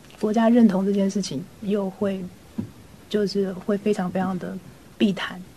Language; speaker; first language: Chinese; native; Chinese